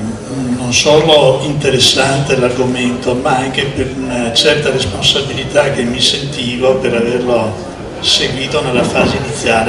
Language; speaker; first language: Italian; native; Italian